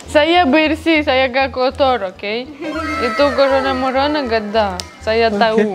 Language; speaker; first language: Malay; non-native, learner; Russian